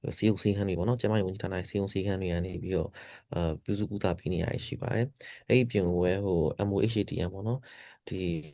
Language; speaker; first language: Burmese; non-native, local second language; S'gaw Karen